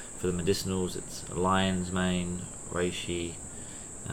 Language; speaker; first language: English; native; English